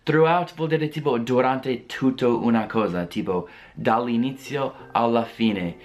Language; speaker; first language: Italian; non-native, fluent; English